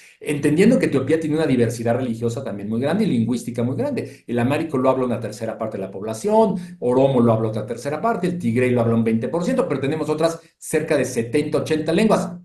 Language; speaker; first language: Spanish; native; Spanish